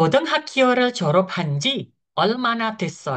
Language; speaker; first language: Korean; non-native, fluent; Indonesian